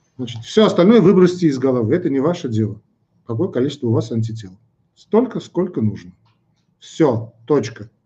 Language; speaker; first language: Russian; non-native, local second language; Armenian